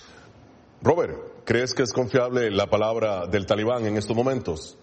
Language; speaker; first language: Spanish; native; Spanish